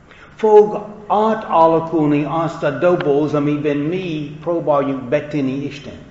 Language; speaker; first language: Hungarian; non-native, fluent; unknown